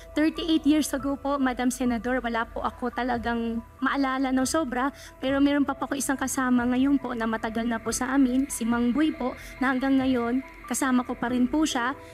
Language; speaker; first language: Filipino; native; Filipino